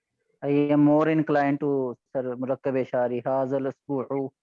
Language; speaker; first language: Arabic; non-native, learner; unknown